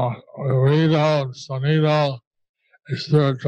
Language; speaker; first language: Spanish; non-native, learner; English